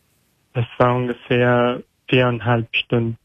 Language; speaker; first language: German; non-native, learner; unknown